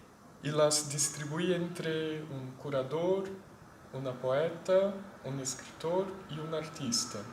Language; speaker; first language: Spanish; non-native, fluent; Portuguese